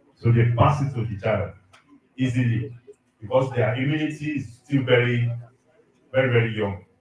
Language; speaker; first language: English; non-native, local second language; Yoruba